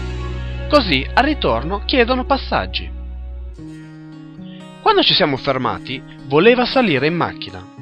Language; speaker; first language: Italian; native; Italian